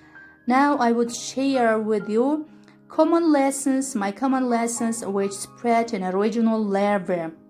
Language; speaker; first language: English; non-native, fluent; Kyrgyz